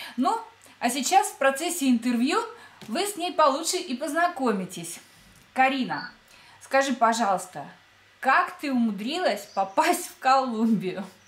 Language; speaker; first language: Russian; native; Russian